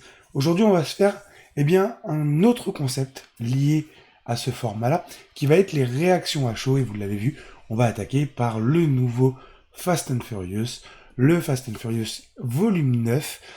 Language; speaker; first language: French; native; French